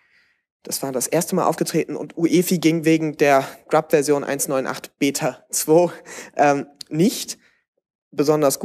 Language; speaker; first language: German; native; German